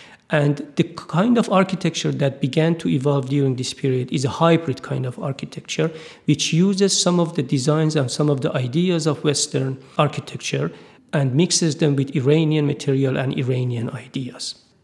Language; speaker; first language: English; non-native, fluent; Persian